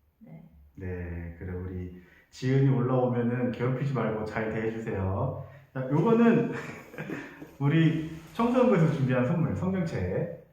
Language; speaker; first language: Korean; native; Korean